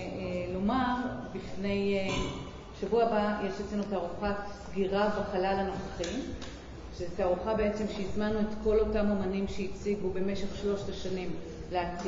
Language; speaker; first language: Hebrew; native; Hebrew